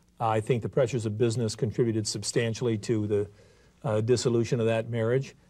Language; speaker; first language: English; native; English